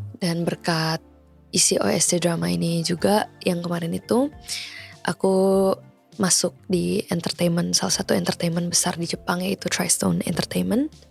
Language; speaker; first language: Indonesian; native; Indonesian